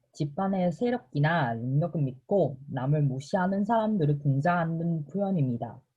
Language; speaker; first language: Korean; non-native, fluent; Chinese